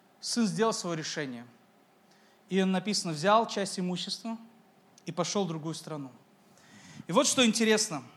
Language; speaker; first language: Russian; native; Russian